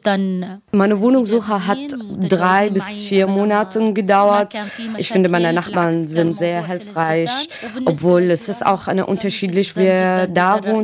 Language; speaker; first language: German; non-native, learner; Arabic